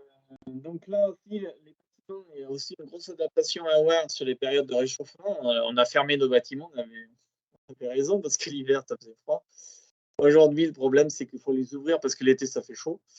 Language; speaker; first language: French; native; French